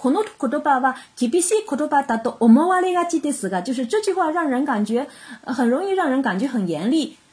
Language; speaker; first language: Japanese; non-native, fluent; Chinese